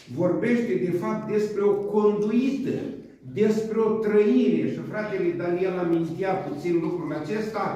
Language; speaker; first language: Romanian; native; Romanian